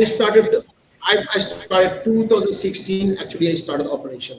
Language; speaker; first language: English; non-native, local second language; Filipino